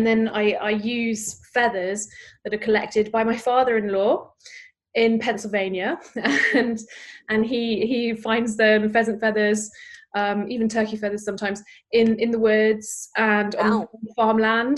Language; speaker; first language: English; native; English